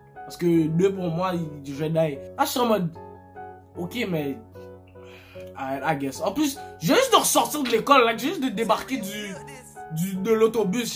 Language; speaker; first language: French; early bilingual, heritage; French